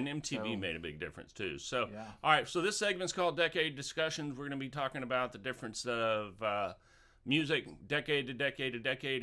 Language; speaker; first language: English; native; English